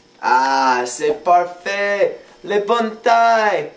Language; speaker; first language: French; non-native, learner; English